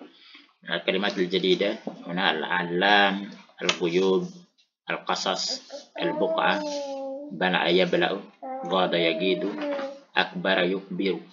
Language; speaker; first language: Arabic; non-native, fluent; Indonesian